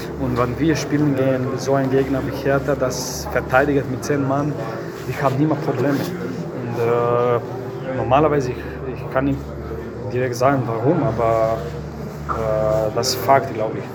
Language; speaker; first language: German; non-native, fluent; Croatian